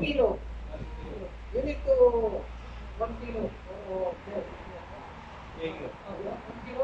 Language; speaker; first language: English; non-native, learner; Filipino